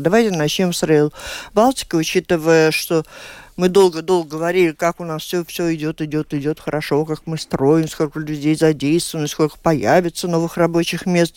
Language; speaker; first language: Russian; native; Russian